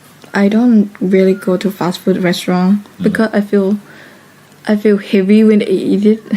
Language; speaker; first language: English; non-native, fluent; Thai